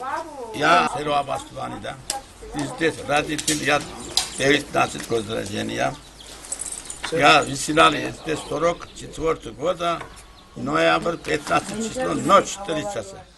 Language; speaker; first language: Russian; non-native, local second language; Turkish